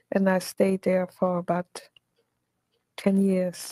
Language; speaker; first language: English; non-native, fluent; German